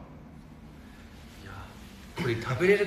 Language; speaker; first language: Japanese; non-native, fluent; Chinese